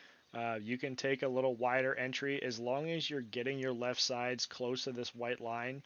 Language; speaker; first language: English; native; English